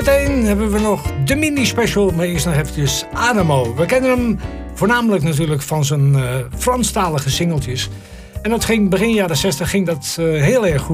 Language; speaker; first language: Dutch; native; Dutch